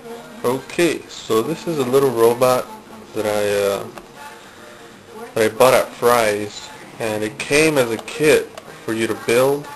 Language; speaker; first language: English; native; English